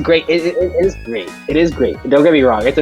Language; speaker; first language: English; native; English